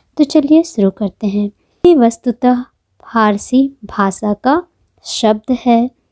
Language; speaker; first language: Hindi; native; Hindi